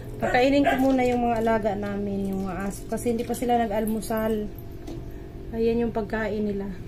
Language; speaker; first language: Filipino; non-native, local second language; Bikol